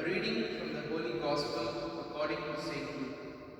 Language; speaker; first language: English; non-native, local second language; Konkani